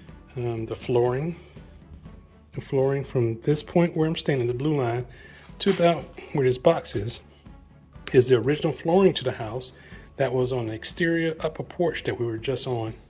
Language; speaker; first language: English; native; English